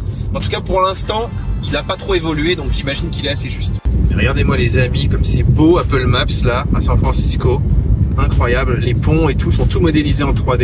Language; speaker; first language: French; native; French